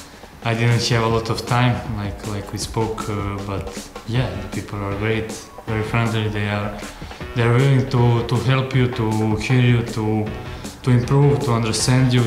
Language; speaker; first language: English; non-native, fluent; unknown